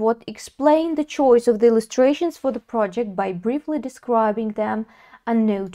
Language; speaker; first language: English; non-native, fluent; Russian